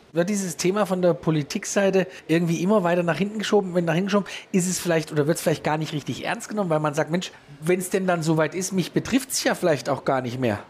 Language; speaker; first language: German; native; German